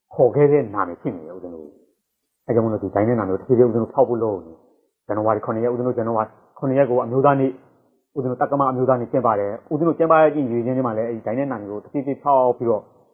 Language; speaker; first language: Burmese; non-native, local second language; Chakma